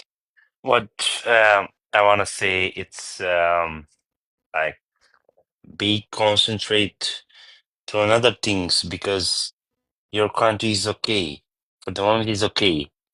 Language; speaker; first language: English; non-native, learner; Bulgarian